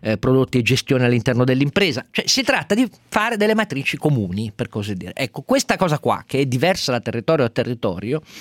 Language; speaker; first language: Italian; native; Italian